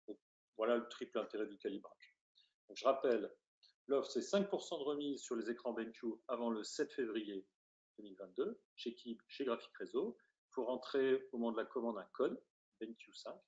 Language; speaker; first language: French; native; French